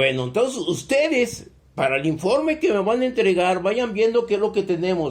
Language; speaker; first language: Spanish; native; Spanish